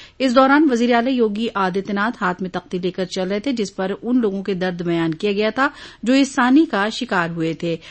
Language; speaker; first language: Urdu; native; Urdu